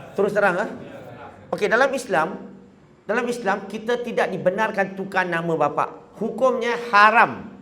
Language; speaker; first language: Malay; non-native, local second language; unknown